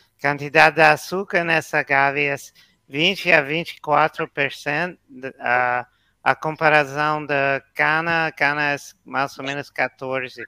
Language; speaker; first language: Portuguese; non-native, learner; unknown